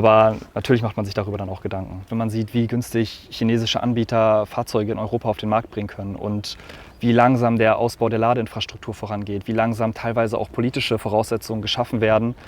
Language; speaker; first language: German; native; German